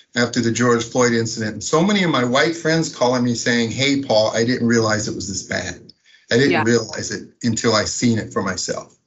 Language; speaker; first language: English; native; English